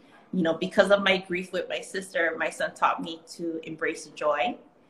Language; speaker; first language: English; early bilingual, other home language; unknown